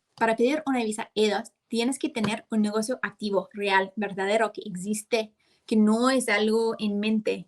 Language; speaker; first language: Spanish; non-native, fluent; English